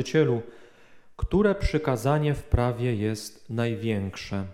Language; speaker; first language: Polish; native; Polish